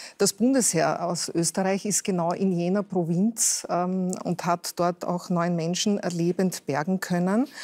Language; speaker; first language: German; native; German